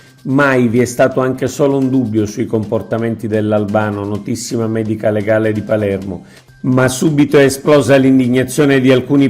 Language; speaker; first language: Italian; native; Italian